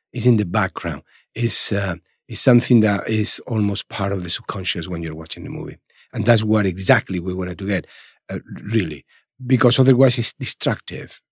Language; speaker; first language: English; non-native, fluent; Spanish